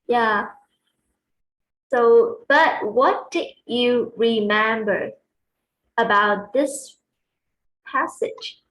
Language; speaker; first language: English; non-native, fluent; Vietnamese